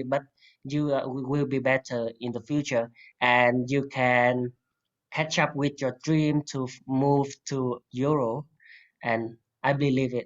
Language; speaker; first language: English; non-native, fluent; Vietnamese